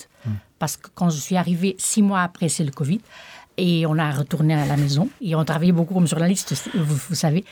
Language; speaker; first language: French; non-native, fluent; Portuguese